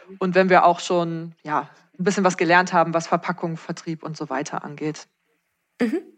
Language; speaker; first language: German; native; German